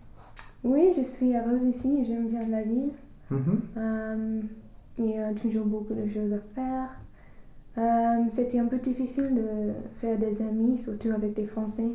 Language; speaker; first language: French; non-native, learner; English